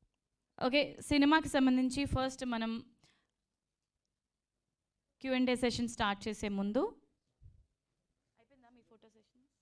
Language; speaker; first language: Telugu; native; Telugu